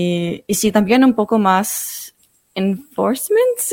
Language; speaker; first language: Spanish; non-native, fluent; English